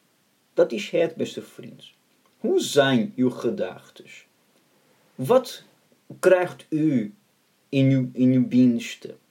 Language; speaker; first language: Dutch; non-native, fluent; Portuguese